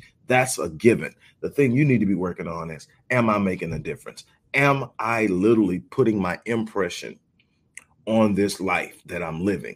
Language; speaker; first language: English; native; English